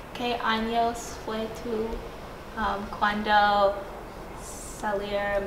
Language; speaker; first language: Spanish; non-native, learner; English